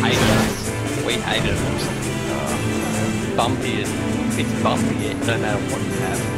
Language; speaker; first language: English; native; English